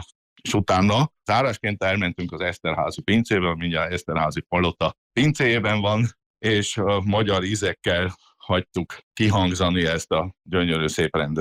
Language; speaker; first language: Hungarian; native; Hungarian